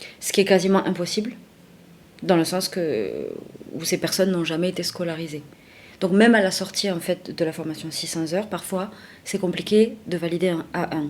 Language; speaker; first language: French; native; French